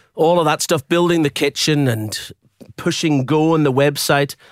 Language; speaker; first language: English; native; English